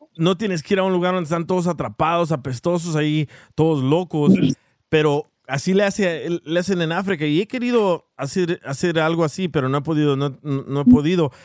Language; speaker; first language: Spanish; early bilingual, heritage; Spanish